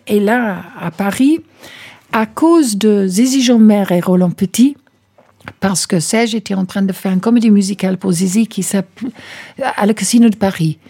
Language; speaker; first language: French; non-native, fluent; English